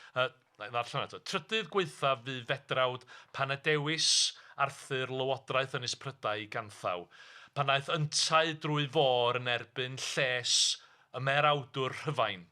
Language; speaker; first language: Welsh; native; Welsh